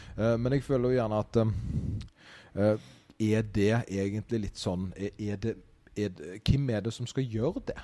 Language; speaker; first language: Norwegian; native; Norwegian